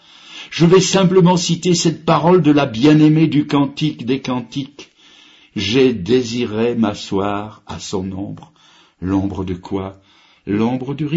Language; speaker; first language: French; native; French